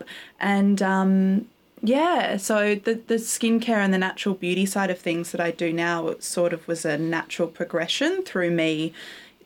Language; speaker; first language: English; native; English